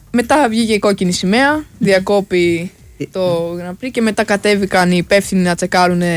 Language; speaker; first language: Greek; native; Greek